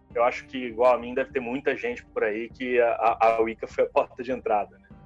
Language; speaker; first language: Portuguese; native; Portuguese